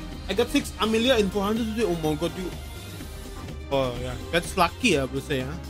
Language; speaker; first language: English; non-native, fluent; Indonesian